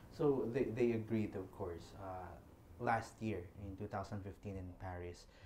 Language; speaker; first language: English; non-native, local second language; Filipino